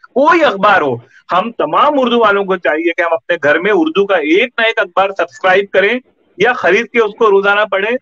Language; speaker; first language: Hindi; non-native, local second language; Urdu